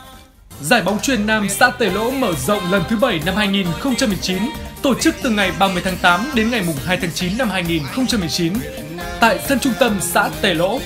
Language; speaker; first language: Vietnamese; native; Vietnamese